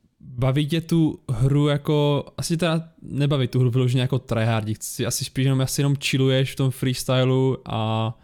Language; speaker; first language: Czech; native; Czech